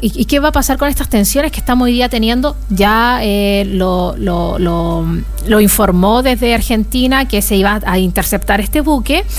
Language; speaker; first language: Spanish; native; Spanish